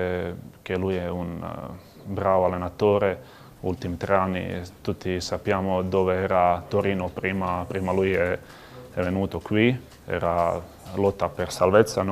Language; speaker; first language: Italian; non-native, learner; Croatian